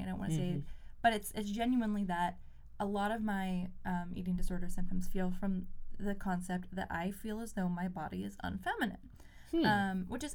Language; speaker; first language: English; native; English